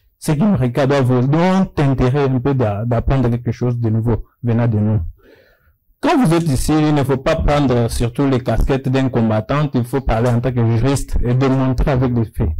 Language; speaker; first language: French; non-native, local second language; Lingala